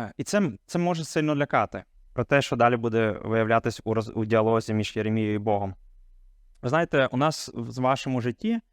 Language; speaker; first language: Ukrainian; non-native, local second language; Hungarian